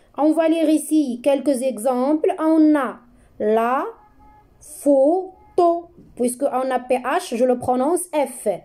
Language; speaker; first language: French; non-native, local second language; Arabic